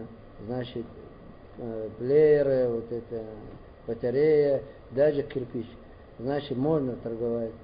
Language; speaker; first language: Russian; non-native, learner; Arabic